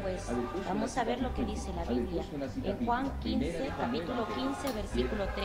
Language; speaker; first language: Spanish; native; Spanish